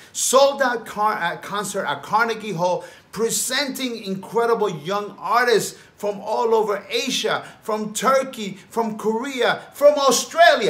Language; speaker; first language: English; early bilingual, other home language; Spanish